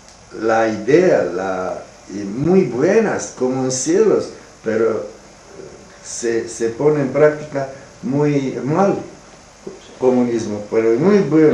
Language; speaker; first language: Spanish; non-native, learner; Romanian